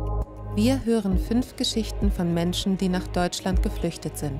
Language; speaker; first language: German; native; German